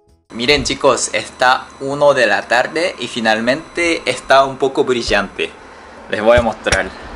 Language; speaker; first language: Spanish; non-native, fluent; Japanese